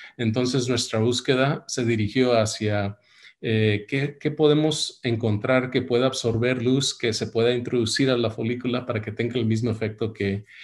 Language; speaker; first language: Spanish; early bilingual, heritage; Spanish